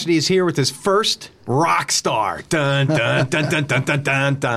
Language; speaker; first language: English; native; English